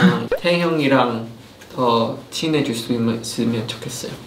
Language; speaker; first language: Korean; non-native, fluent; Chinese